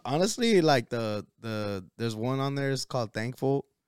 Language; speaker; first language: English; early bilingual, other home language; Spanish